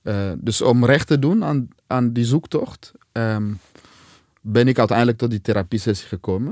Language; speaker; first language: Dutch; non-native, fluent; Swahili